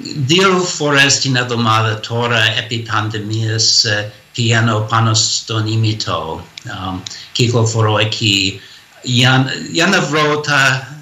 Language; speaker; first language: Greek; non-native, fluent; English